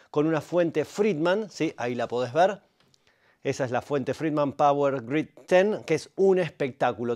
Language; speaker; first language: Spanish; native; Spanish